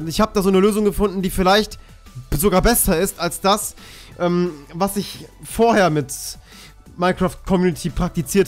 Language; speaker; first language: German; native; German